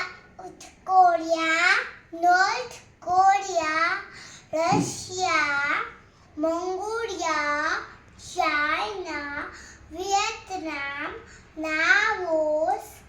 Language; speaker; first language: English; non-native, learner; Gujarati